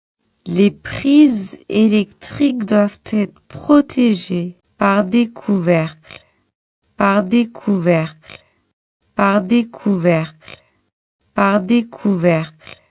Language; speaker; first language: French; non-native, local second language; Arabic